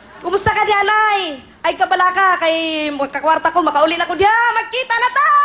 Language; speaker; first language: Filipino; non-native, local second language; Cebuano